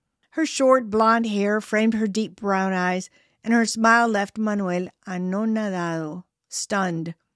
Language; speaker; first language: English; early bilingual, other home language; Spanish